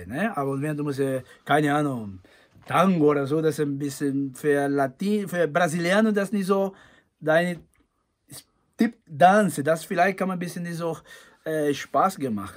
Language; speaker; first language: German; non-native, learner; Portuguese